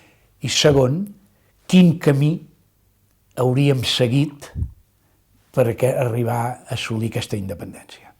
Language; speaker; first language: Catalan; native; Catalan